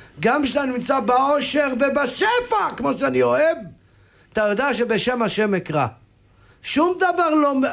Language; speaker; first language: Hebrew; native; Hebrew